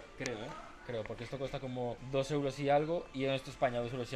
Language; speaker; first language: Spanish; native; Spanish